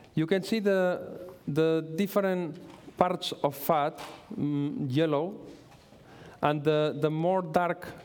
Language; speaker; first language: English; non-native, learner; Spanish